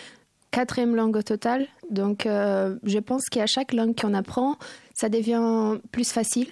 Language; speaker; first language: French; non-native, fluent; Portuguese